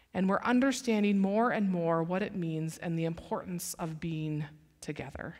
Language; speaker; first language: English; native; English